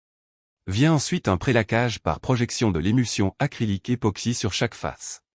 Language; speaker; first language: French; native; French